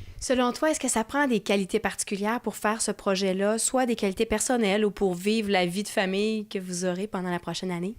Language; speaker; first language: French; native; French